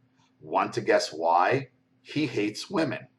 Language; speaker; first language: English; native; English